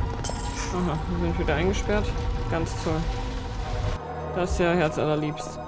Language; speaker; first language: German; native; German